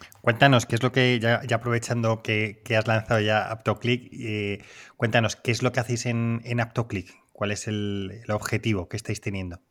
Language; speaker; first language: Spanish; native; Spanish